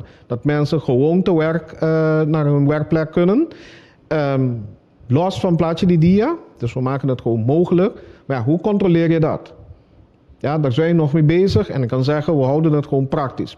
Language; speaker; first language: Dutch; non-native, local second language; Papiamento